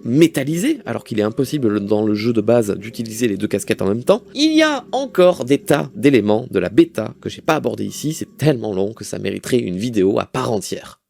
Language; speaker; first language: French; native; French